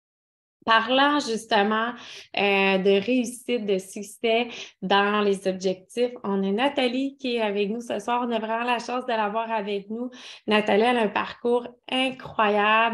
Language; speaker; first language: French; native; French